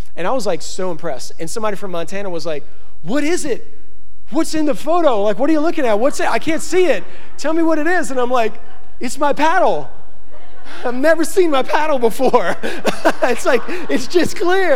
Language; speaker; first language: English; native; English